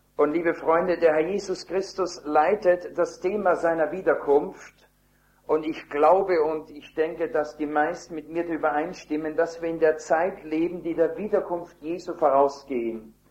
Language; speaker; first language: German; native; German